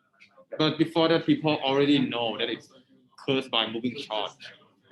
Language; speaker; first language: English; non-native, fluent; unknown